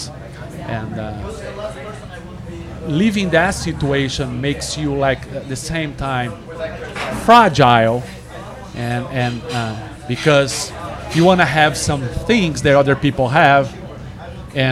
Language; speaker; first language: English; non-native, fluent; Portuguese